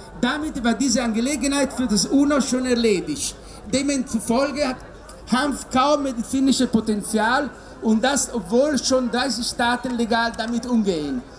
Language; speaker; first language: German; non-native, fluent; Italian